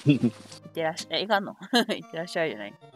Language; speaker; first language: Japanese; native; Japanese